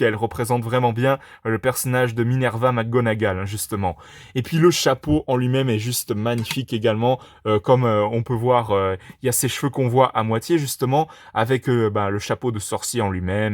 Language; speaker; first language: French; native; French